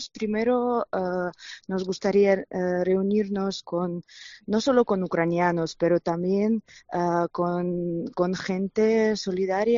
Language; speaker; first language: Spanish; non-native, fluent; Ukrainian